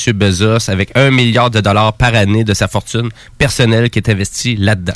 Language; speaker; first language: French; native; French